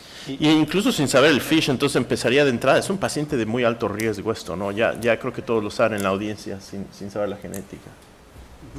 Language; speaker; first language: Spanish; native; Spanish